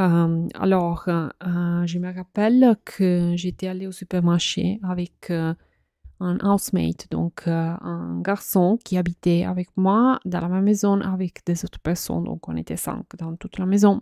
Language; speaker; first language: French; non-native, fluent; Italian